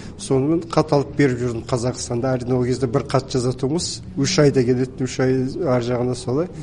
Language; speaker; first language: Kazakh; early bilingual, heritage; Kazakh